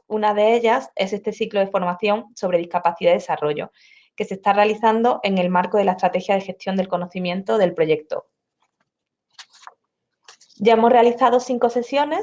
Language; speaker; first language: Spanish; native; Spanish